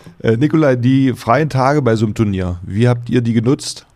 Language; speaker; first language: German; native; German